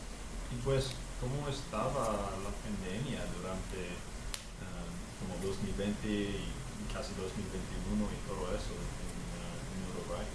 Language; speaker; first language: Spanish; non-native, fluent; English